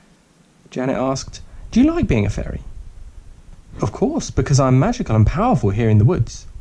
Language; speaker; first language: English; native; English